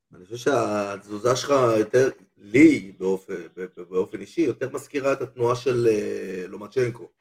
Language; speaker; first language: Hebrew; native; Hebrew